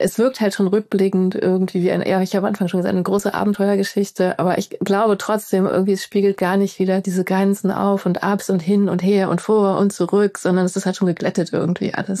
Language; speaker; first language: German; native; German